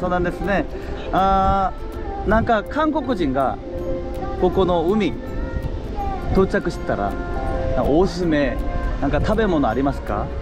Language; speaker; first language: Japanese; non-native, learner; Korean